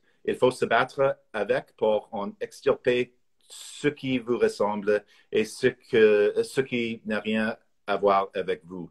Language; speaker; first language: French; non-native, fluent; English